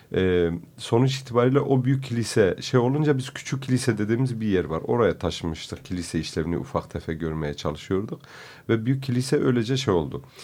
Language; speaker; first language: Turkish; non-native, local second language; Kurdish